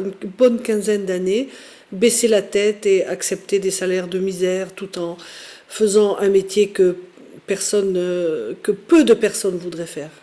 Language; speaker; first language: French; native; French